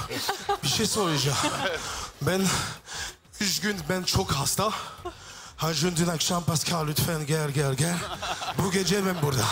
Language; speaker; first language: Turkish; non-native, learner; French